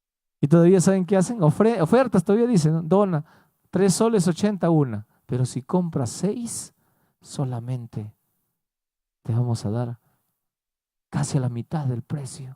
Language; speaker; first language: Spanish; native; Spanish